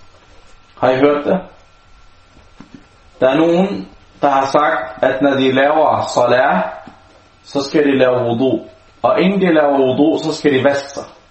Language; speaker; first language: Danish; non-native, local second language; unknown